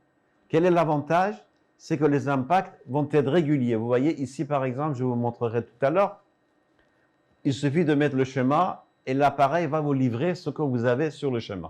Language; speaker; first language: French; non-native, fluent; Persian